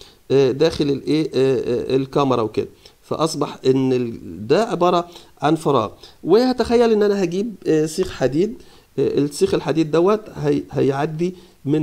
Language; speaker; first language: Arabic; native; Arabic